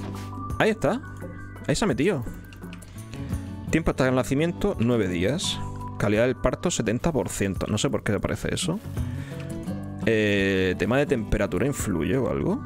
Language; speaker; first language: Spanish; native; Spanish